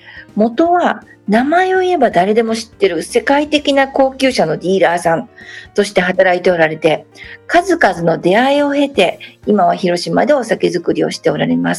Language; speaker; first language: Japanese; native; Japanese